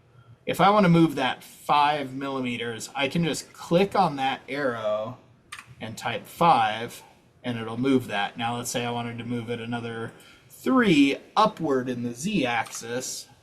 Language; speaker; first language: English; native; English